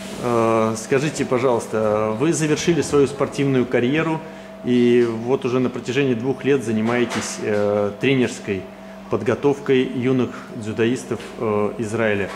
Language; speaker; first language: Russian; native; Russian